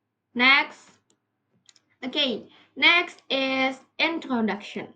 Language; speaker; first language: English; non-native, learner; Indonesian